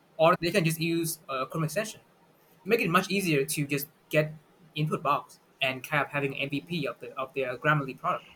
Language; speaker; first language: English; non-native, fluent; Vietnamese